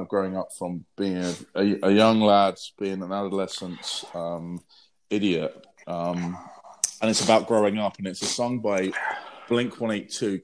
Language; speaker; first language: English; native; English